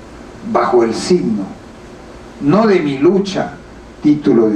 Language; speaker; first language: Spanish; native; Spanish